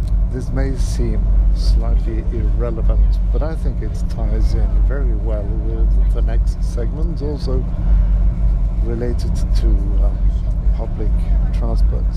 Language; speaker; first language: English; non-native, fluent; Norwegian